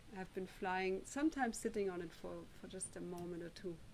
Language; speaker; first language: English; non-native, fluent; German